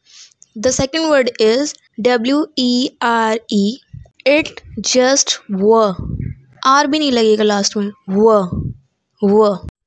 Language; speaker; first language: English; non-native, local second language; Hindi